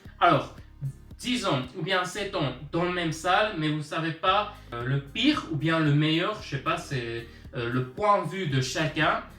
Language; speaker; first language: French; early bilingual, other home language; Armenian